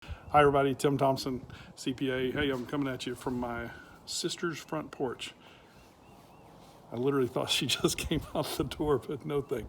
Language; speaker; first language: English; native; English